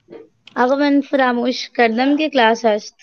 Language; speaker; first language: Persian; non-native, learner; Urdu